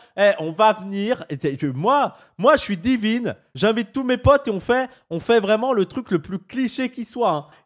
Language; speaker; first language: French; native; French